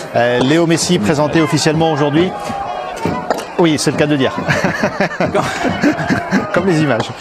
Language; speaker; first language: French; native; French